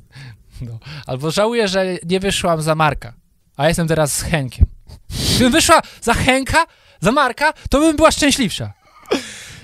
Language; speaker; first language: Polish; native; Polish